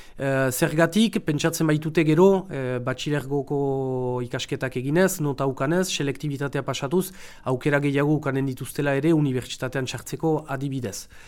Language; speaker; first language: Basque; native; Basque